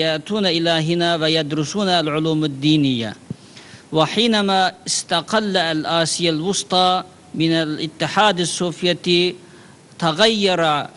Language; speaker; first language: Arabic; non-native, learner; Uyghur